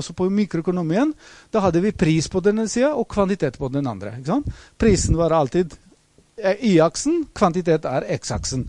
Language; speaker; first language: Norwegian; non-native, fluent; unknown